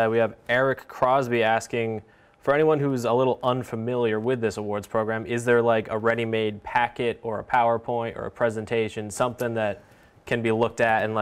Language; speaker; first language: English; native; English